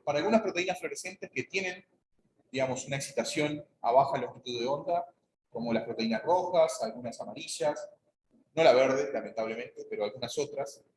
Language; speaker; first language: Spanish; native; Spanish